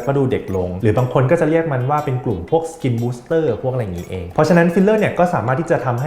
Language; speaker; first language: Thai; native; Thai